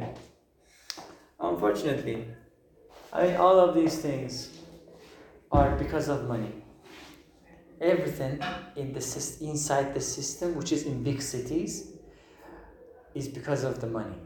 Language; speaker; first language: English; non-native, fluent; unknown